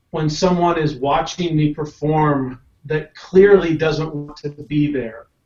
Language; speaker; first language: English; native; English